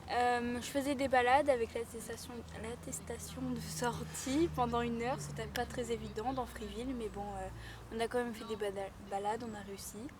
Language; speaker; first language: French; native; French